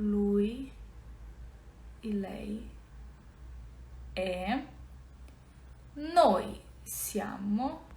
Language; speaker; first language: Italian; non-native, fluent; Portuguese